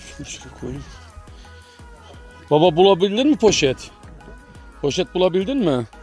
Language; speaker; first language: Turkish; native; Turkish